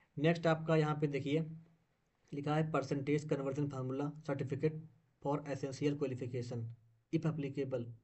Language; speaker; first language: Hindi; native; Hindi